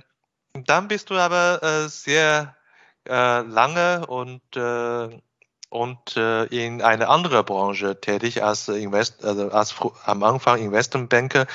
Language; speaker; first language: German; non-native, fluent; Chinese